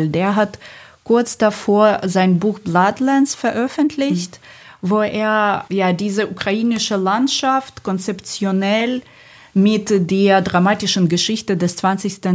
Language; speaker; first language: German; non-native, fluent; Ukrainian